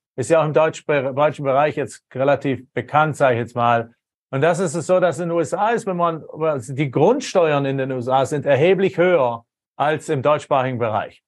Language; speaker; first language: German; native; German